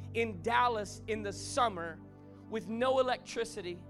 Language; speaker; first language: English; native; English